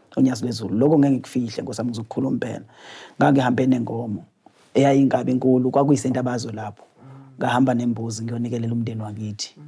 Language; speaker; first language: Zulu; native; Zulu